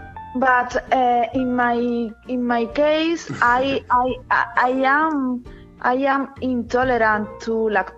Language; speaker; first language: English; non-native, learner; Spanish